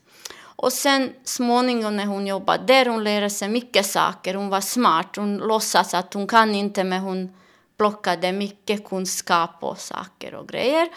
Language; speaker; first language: Swedish; non-native, learner; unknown